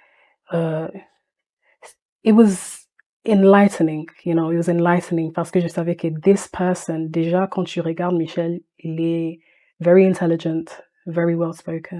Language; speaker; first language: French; early bilingual, heritage; French